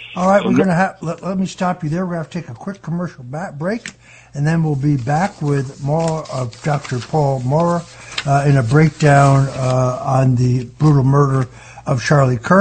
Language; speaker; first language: English; native; English